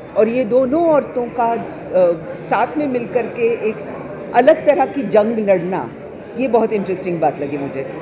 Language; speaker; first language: Hindi; non-native, local second language; Gujarati